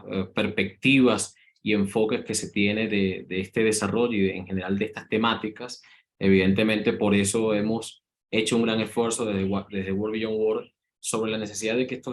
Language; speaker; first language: Spanish; native; Spanish